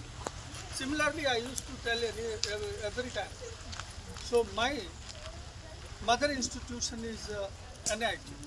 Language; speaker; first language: English; non-native, local second language; Telugu